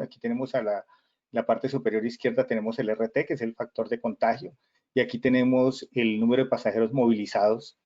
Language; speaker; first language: Spanish; native; Spanish